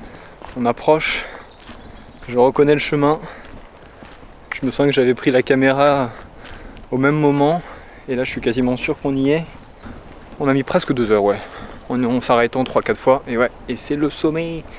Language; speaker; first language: French; native; French